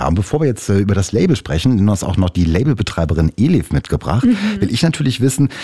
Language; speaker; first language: German; native; German